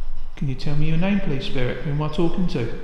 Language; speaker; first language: English; native; English